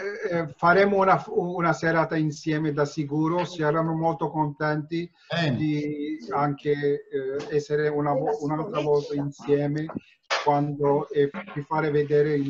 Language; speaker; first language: Italian; non-native, fluent; Turkish